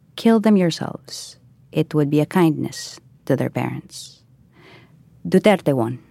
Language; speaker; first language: English; non-native, local second language; Filipino